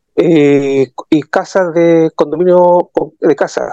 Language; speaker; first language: Spanish; native; Spanish